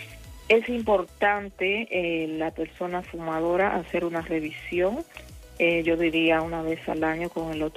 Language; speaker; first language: Spanish; native; Spanish